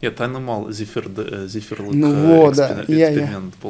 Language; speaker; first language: Kazakh; non-native, learner; Russian